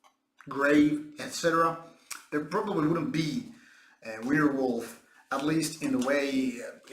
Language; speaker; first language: English; non-native, fluent; Finnish